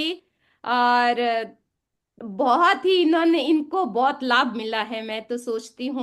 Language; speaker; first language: Hindi; native; Hindi